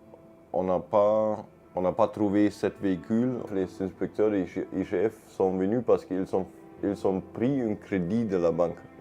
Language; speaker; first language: French; non-native, fluent; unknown